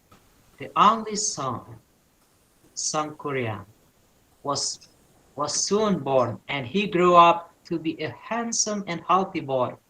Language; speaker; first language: English; non-native, learner; Indonesian